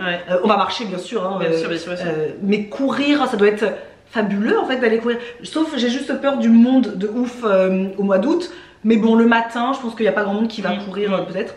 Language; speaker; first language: French; native; French